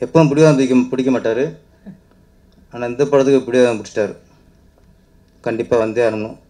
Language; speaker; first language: Tamil; native; Tamil